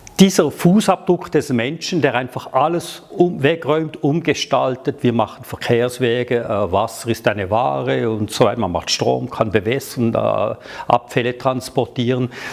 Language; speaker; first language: German; non-native, local second language; French